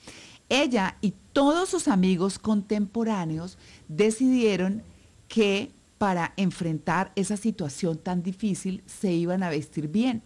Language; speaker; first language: Spanish; native; Spanish